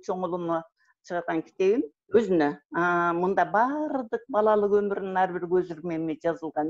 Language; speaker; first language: Kyrgyz; native; Kyrgyz